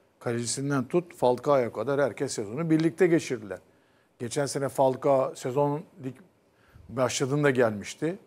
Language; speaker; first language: Turkish; native; Turkish